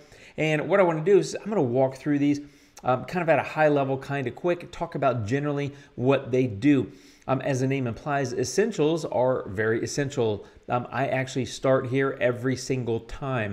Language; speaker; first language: English; native; English